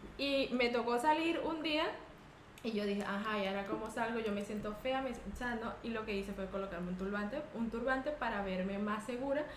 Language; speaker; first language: Spanish; native; Spanish